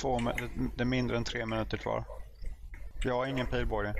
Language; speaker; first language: Swedish; native; Swedish